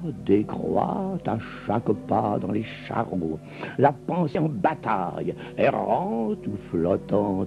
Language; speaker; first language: French; native; French